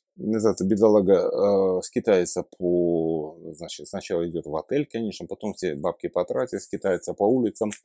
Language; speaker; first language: Russian; native; Russian